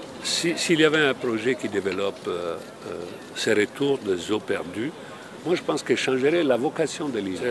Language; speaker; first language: French; non-native, fluent; Italian